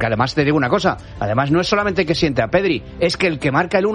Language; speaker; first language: Spanish; native; Spanish